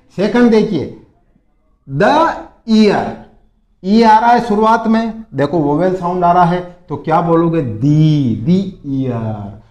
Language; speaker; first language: Hindi; native; Hindi